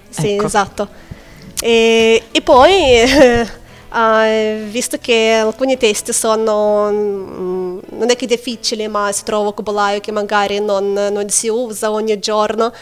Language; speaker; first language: Italian; non-native, learner; Lithuanian